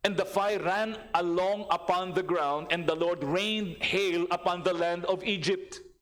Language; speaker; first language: English; non-native, local second language; Filipino